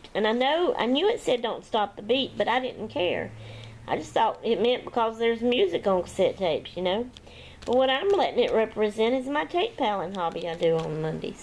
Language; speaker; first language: English; native; English